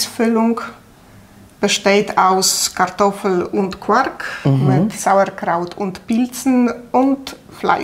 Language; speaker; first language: German; non-native, fluent; Polish